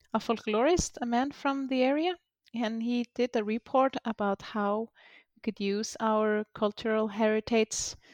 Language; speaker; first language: English; non-native, fluent; Icelandic